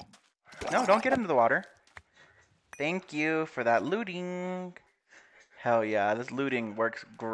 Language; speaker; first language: English; native; English